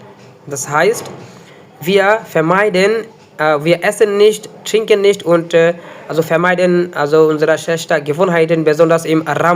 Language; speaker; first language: German; non-native, fluent; Bangla